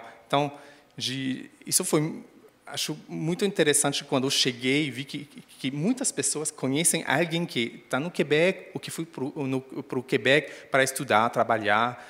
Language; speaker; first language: Portuguese; non-native, fluent; French